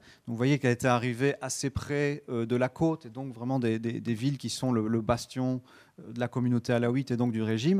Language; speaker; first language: French; native; French